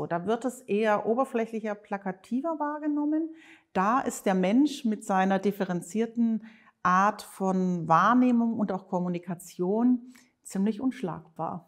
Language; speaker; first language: German; native; German